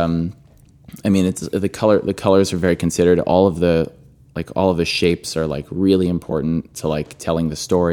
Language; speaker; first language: English; native; English